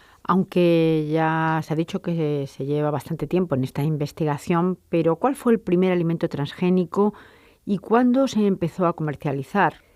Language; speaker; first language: Spanish; native; Spanish